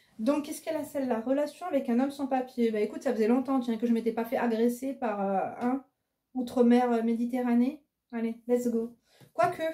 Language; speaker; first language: French; native; French